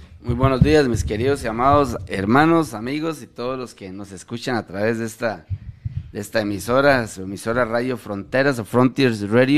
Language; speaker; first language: Spanish; native; Spanish